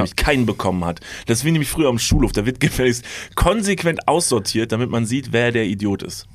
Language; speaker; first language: German; native; German